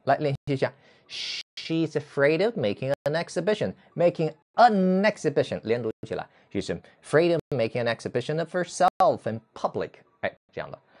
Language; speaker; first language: English; non-native, fluent; Chinese